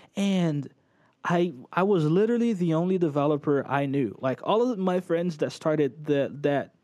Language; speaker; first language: English; early bilingual, other home language; Portuguese